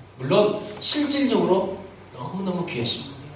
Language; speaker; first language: Korean; native; Korean